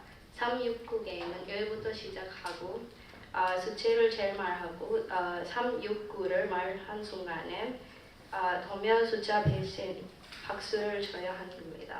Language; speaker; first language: Korean; non-native, fluent; Swedish